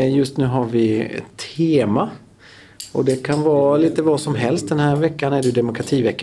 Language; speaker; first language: Swedish; native; Swedish